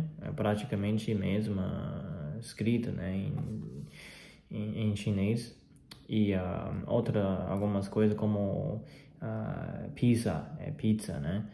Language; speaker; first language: Portuguese; non-native, fluent; Chinese